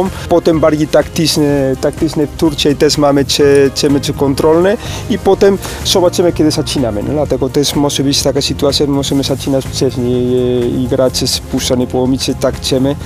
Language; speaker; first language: Polish; non-native, learner; Spanish